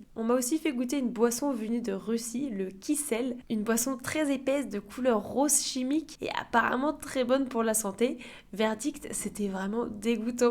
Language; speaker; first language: French; native; French